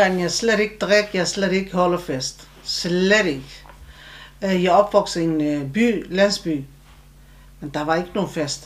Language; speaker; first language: Danish; non-native, learner; Turkish